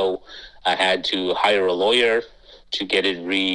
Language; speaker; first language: English; native; English